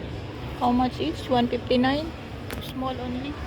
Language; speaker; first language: English; non-native, learner; Filipino